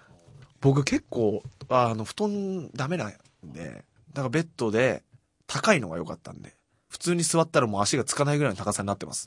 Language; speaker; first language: Japanese; native; Japanese